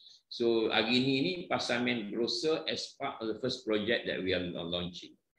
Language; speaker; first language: English; non-native, local second language; Malay